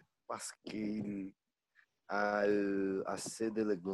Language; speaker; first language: French; non-native, learner; Portuguese